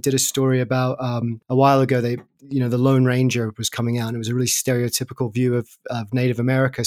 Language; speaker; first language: English; native; English